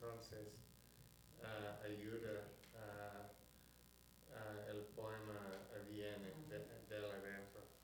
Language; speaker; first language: Spanish; non-native, learner; English